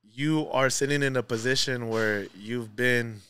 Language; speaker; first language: English; native; English